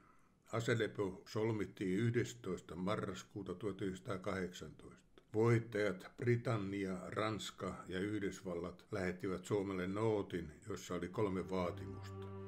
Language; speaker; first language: Finnish; native; Finnish